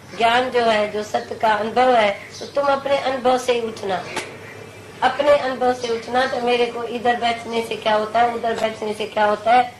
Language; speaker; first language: Hindi; non-native, local second language; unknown